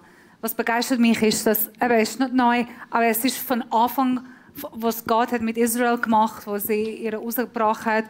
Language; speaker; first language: German; non-native, fluent; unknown